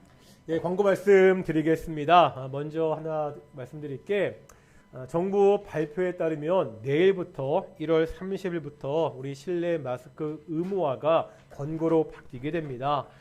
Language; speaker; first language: Korean; native; Korean